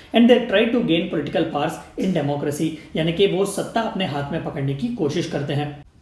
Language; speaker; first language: Hindi; native; Hindi